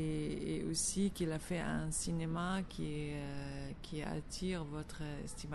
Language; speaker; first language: French; non-native, fluent; Arabic